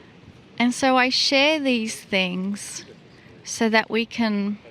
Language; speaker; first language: English; native; English